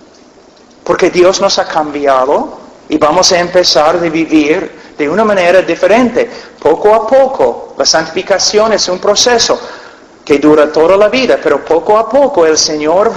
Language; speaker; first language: Spanish; non-native, fluent; English